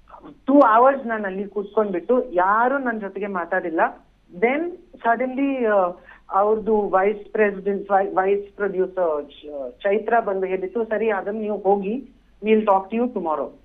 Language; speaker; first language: Kannada; non-native, learner; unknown